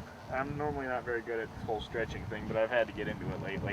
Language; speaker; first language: English; native; English